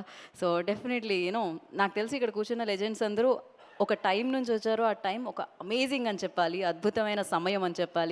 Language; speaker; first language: Telugu; native; Telugu